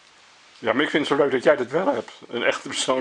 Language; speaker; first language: Dutch; native; Dutch